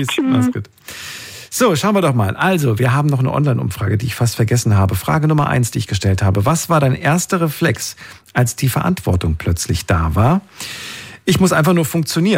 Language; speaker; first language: German; native; German